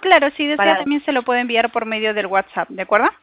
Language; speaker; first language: Spanish; native; Spanish